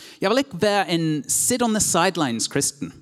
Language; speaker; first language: Danish; non-native, learner; English